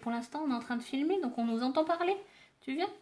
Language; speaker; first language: French; native; French